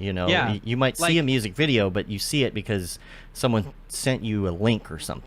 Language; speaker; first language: English; native; English